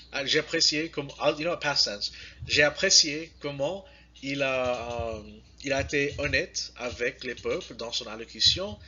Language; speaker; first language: French; non-native, learner; English